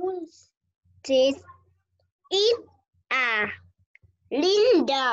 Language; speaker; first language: English; non-native, learner; Vietnamese